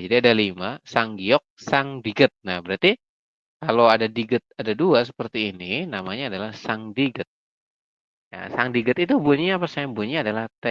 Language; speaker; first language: Indonesian; native; Indonesian